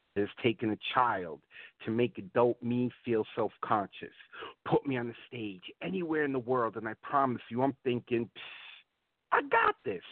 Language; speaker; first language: English; native; English